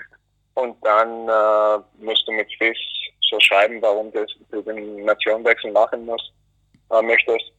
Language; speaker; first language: German; non-native, fluent; English